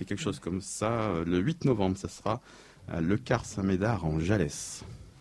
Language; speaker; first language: French; native; French